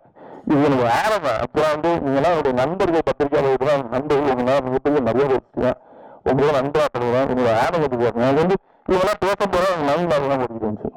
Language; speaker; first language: Tamil; native; Tamil